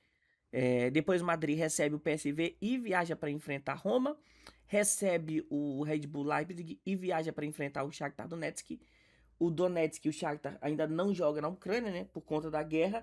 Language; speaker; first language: Portuguese; native; Portuguese